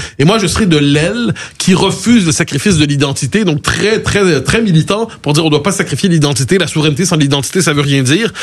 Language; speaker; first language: French; native; French